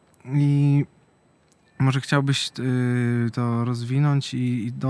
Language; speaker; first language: Polish; native; Polish